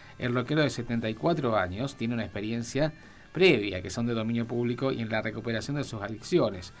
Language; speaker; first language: Spanish; native; Spanish